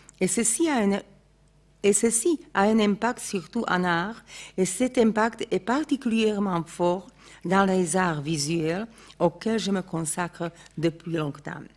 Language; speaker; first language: French; non-native, fluent; Slovak